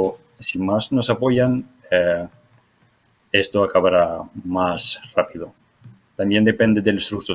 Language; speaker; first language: Spanish; non-native, fluent; Ukrainian